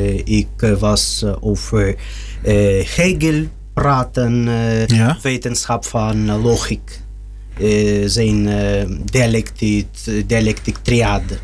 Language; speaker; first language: Dutch; non-native, learner; Russian